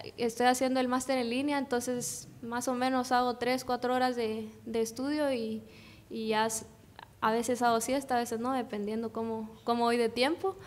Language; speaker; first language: Spanish; native; Spanish